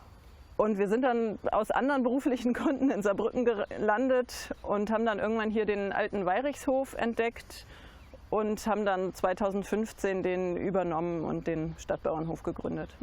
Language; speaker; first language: German; native; German